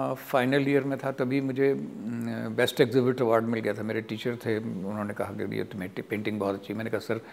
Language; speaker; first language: Hindi; native; Hindi